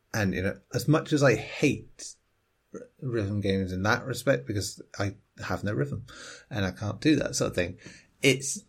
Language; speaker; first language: English; native; English